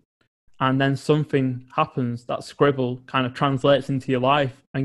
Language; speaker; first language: English; native; English